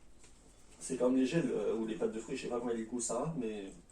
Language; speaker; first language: French; native; French